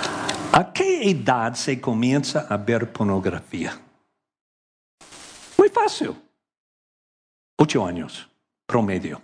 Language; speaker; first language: Spanish; non-native, learner; English